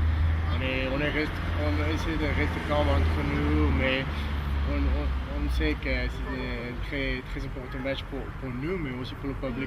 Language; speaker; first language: French; non-native, learner; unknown